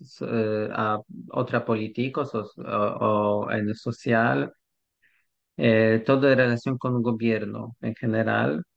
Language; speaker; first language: Spanish; non-native, learner; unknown